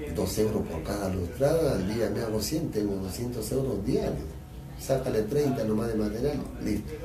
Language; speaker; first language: Spanish; native; Spanish